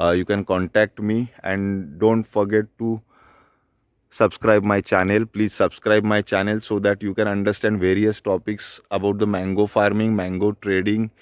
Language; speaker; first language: English; non-native, local second language; Marathi